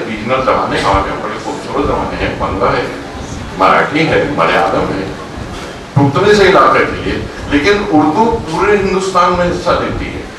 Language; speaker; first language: Urdu; native; Urdu